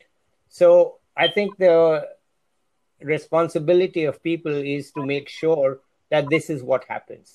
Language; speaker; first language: English; non-native, local second language; Hindi